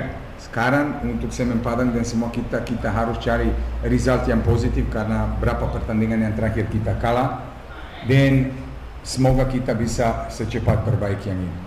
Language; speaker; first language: Indonesian; non-native, fluent; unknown